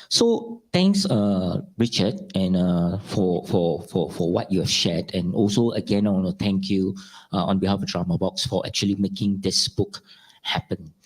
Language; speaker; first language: English; non-native, local second language; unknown